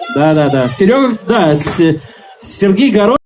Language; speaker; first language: Russian; native; Russian